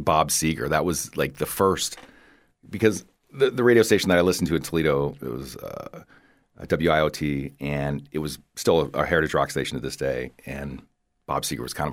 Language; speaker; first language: English; native; English